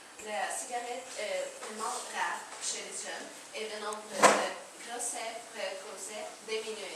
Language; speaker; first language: French; non-native, learner; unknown